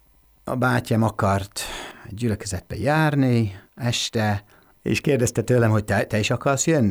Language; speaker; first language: Hungarian; non-native, fluent; English